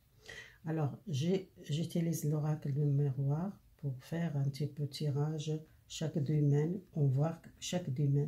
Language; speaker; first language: French; non-native, learner; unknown